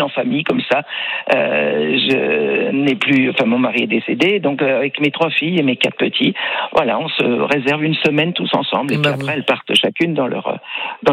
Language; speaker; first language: French; native; French